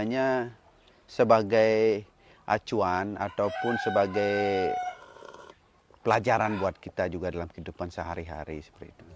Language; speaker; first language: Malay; non-native, local second language; Balinese